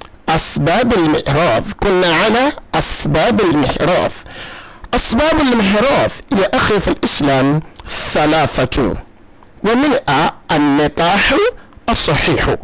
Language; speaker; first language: Arabic; non-native, learner; Yoruba